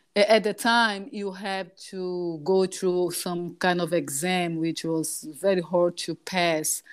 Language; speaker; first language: English; non-native, fluent; Portuguese